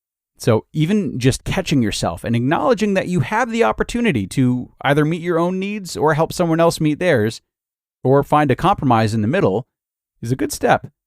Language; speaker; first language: English; native; English